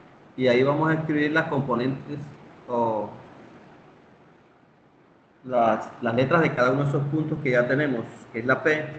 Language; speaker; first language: Spanish; native; Spanish